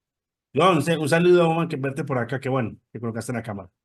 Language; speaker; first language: Spanish; native; Spanish